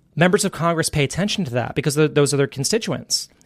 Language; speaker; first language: English; native; English